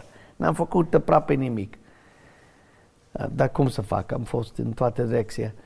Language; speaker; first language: Romanian; non-native, learner; English